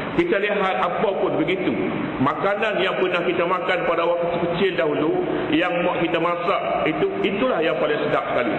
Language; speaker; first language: Malay; native; Malay